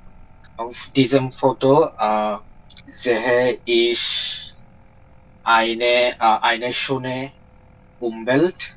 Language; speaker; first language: German; non-native, learner; Bangla